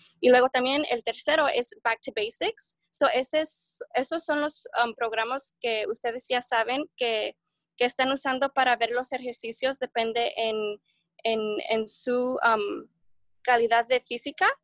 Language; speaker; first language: Spanish; early bilingual, heritage; Spanish